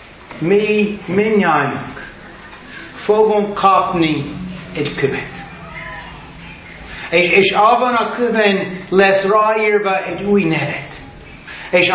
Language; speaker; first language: Hungarian; non-native, learner; English